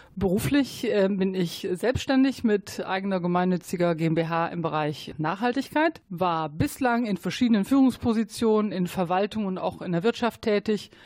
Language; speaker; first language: German; native; German